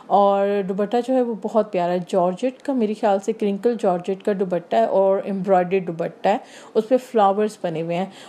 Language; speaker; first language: Urdu; native; Urdu